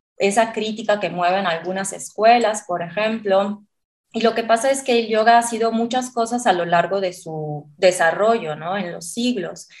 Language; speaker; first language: Spanish; non-native, fluent; Italian